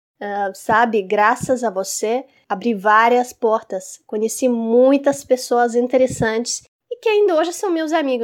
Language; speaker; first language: Portuguese; non-native, fluent; Russian